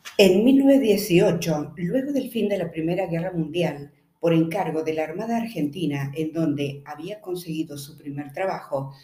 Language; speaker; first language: Spanish; native; Spanish